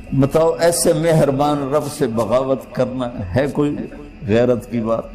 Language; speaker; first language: Urdu; non-native, local second language; Punjabi